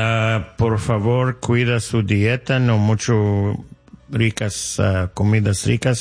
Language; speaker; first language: Spanish; non-native, learner; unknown